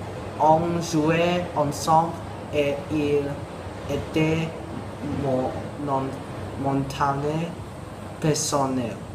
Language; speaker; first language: French; non-native, learner; Cantonese